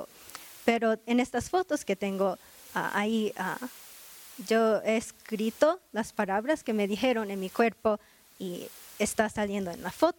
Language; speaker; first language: Spanish; non-native, learner; Japanese